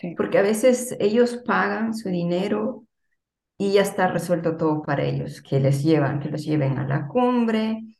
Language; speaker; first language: Spanish; native; Spanish